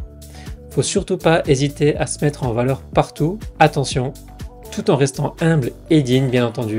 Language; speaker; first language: French; native; French